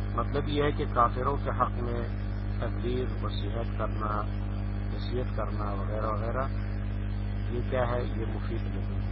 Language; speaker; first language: Urdu; non-native, local second language; Pashto